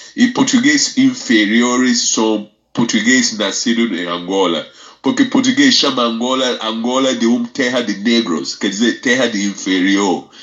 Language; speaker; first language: Portuguese; non-native, fluent; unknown